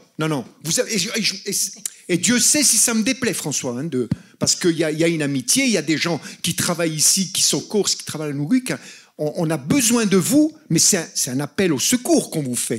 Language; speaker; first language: French; native; French